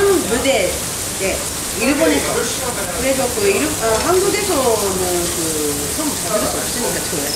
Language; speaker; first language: Korean; non-native, learner; Japanese